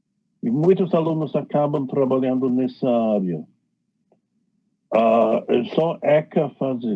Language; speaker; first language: Portuguese; non-native, fluent; English